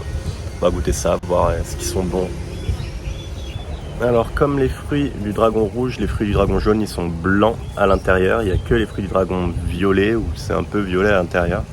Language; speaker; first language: French; native; French